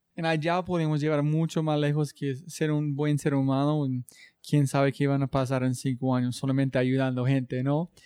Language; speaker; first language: Spanish; non-native, learner; English